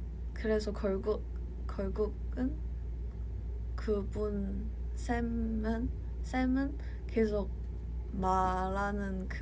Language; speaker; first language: Korean; non-native, fluent; Cantonese